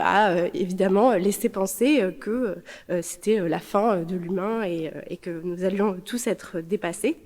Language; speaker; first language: French; native; French